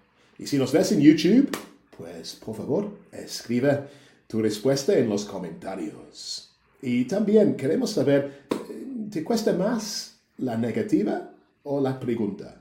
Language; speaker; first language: Spanish; non-native, fluent; English